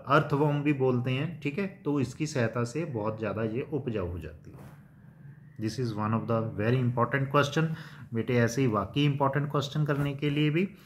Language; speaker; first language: Hindi; non-native, local second language; Punjabi